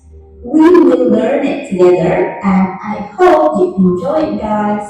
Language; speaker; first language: English; non-native, fluent; Indonesian